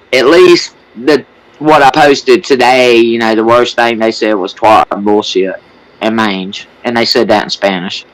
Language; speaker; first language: English; native; English